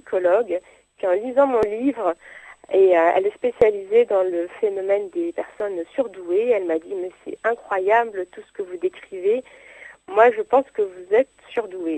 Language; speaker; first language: French; native; French